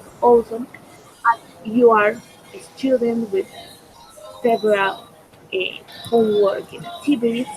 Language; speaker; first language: English; non-native, fluent; Spanish